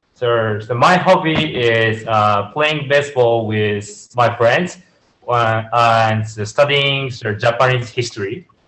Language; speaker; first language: English; non-native, learner; Japanese